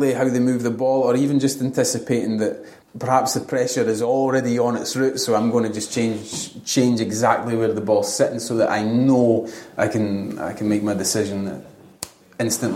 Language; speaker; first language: English; native; English